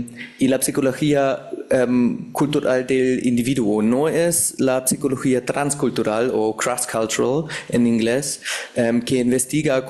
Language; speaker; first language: Spanish; non-native, fluent; German